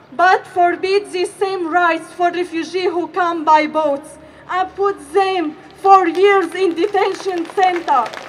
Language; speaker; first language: English; non-native, fluent; Arabic